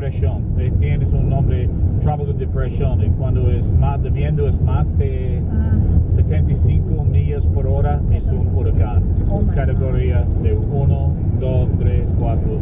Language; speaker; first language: Spanish; non-native, learner; English